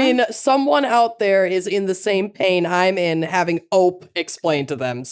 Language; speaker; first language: English; native; English